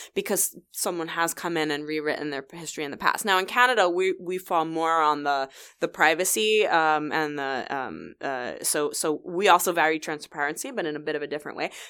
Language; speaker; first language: English; native; English